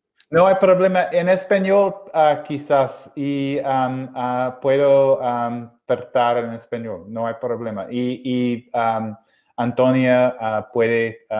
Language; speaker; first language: Spanish; non-native, learner; English